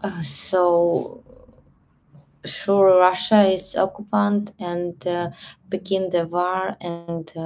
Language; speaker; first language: English; non-native, learner; Russian